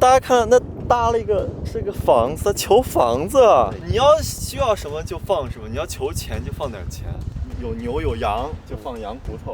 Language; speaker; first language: Chinese; native; Chinese